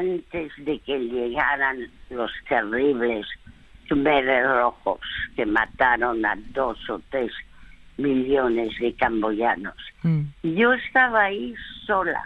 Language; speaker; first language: Spanish; early bilingual, other home language; French